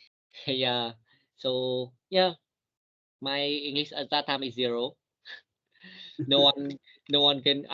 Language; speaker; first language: English; non-native, learner; Vietnamese